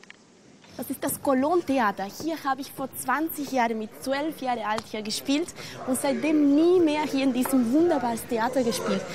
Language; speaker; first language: German; non-native, fluent; Spanish